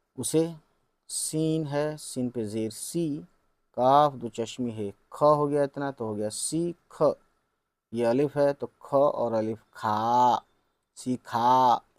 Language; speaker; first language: Hindi; native; Hindi